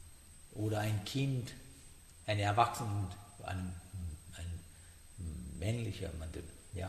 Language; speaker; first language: German; non-native, learner; Sinhala